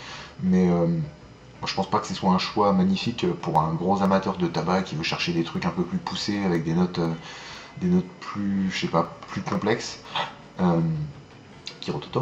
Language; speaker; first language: French; native; French